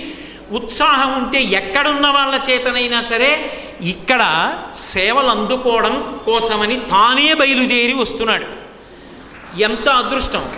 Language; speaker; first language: Telugu; native; Telugu